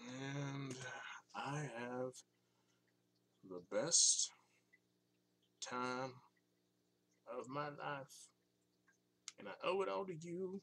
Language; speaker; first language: English; native; English